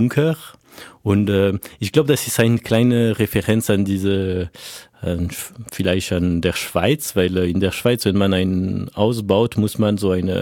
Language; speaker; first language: German; non-native, fluent; French